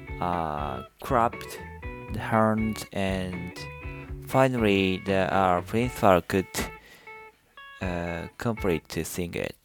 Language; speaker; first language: English; non-native, learner; Japanese